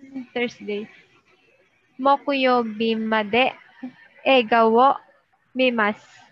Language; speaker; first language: Japanese; non-native, learner; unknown